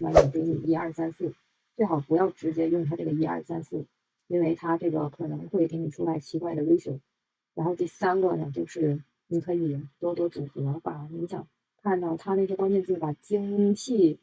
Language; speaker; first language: Chinese; native; Chinese